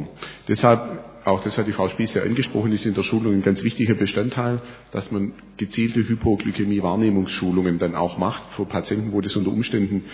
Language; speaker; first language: German; native; German